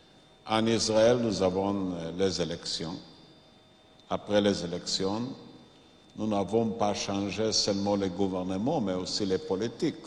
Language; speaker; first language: French; non-native, fluent; Yiddish